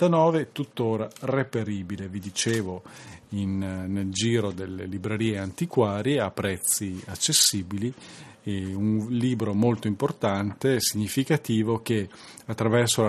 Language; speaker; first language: Italian; native; Italian